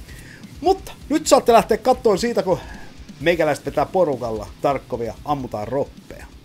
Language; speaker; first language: Finnish; native; Finnish